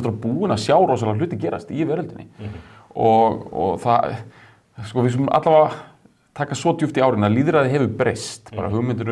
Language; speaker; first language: Icelandic; native; Icelandic